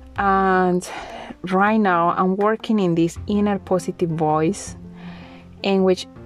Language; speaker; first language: English; non-native, fluent; Spanish